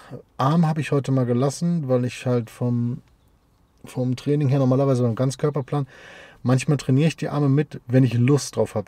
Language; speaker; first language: German; native; German